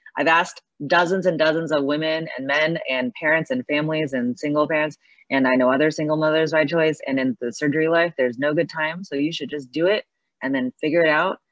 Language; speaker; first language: English; early bilingual, other home language; Chinese